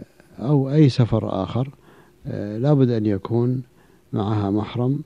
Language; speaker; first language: Arabic; native; Arabic